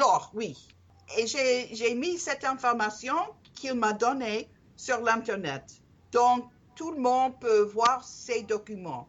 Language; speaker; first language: French; non-native, learner; English